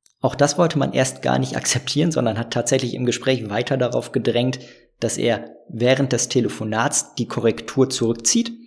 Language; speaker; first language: German; native; German